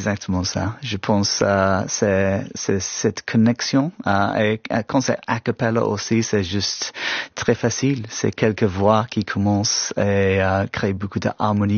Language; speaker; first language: French; non-native, fluent; English